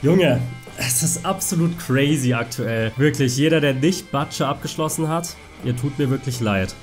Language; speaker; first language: German; native; German